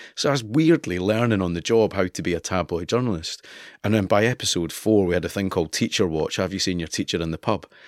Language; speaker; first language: English; native; English